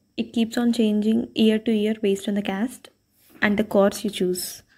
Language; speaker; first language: English; non-native, local second language; Telugu